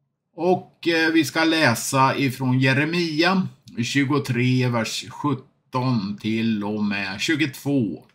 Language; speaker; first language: Swedish; native; Swedish